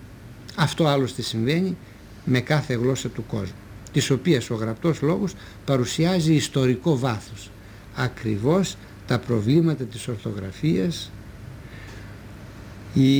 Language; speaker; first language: Greek; native; Greek